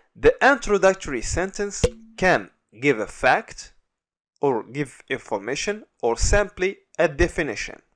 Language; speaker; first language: English; non-native, fluent; Arabic